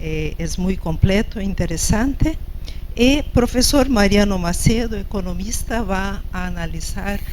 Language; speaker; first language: Spanish; non-native, fluent; Portuguese